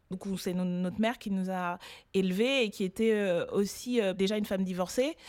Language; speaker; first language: French; early bilingual, other home language; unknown